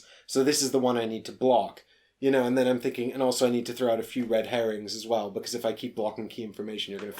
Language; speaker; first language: English; native; English